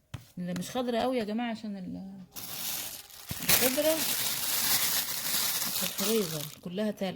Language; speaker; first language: Arabic; native; Arabic